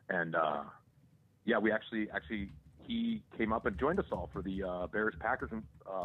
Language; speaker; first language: English; native; English